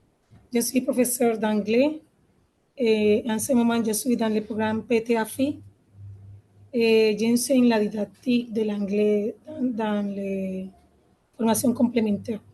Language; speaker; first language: French; non-native, learner; Spanish